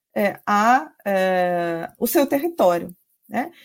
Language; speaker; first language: Portuguese; non-native, fluent; Ukrainian